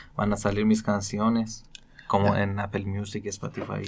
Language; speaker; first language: Spanish; non-native, learner; Persian